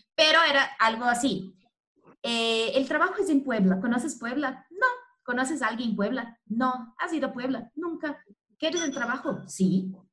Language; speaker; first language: Spanish; non-native, fluent; Portuguese